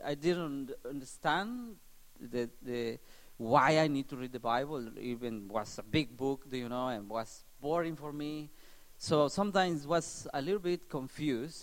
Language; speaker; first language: English; non-native, learner; Spanish